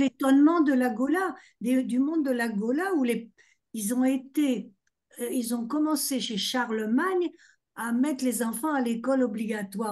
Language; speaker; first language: French; native; French